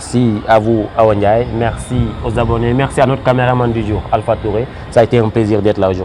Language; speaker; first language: French; non-native, local second language; Wolof